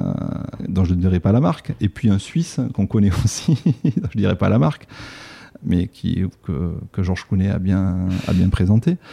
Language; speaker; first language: French; native; French